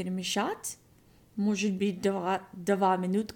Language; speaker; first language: Russian; non-native, learner; English